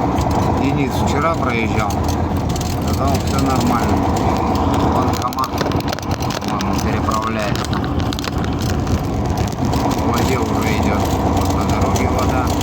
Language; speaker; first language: Russian; native; Russian